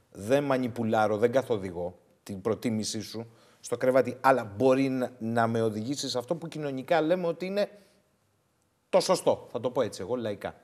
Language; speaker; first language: Greek; native; Greek